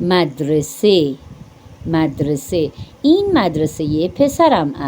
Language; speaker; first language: Persian; non-native, fluent; Urdu